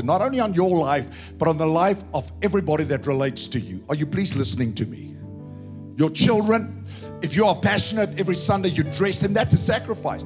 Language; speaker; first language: English; non-native, local second language; Afrikaans